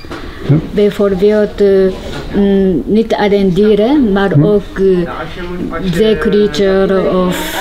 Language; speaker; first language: Dutch; non-native, learner; Japanese